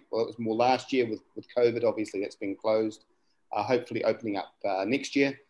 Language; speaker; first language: English; native; English